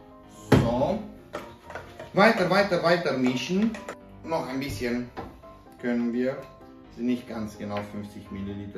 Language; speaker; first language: German; non-native, fluent; Romanian